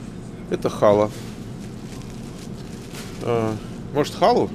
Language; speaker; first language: Russian; native; Russian